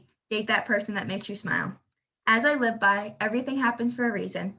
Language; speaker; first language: English; native; English